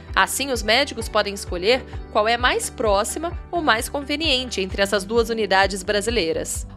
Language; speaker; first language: Portuguese; native; Portuguese